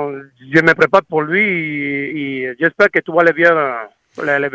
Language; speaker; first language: French; non-native, learner; Spanish